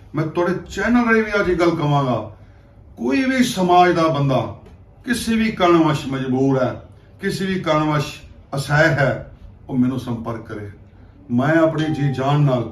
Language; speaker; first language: Hindi; non-native, local second language; Punjabi